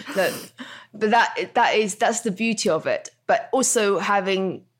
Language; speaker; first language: English; non-native, local second language; Cantonese